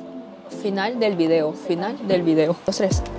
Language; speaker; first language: Spanish; native; Spanish